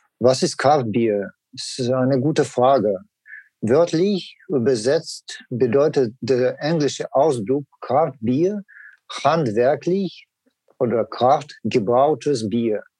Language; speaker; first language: German; non-native, learner; Russian